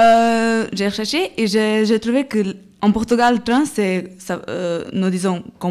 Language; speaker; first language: French; non-native, learner; Portuguese